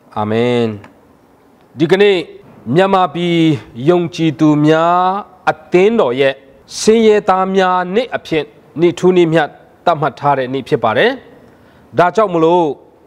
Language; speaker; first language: Burmese; non-native, local second language; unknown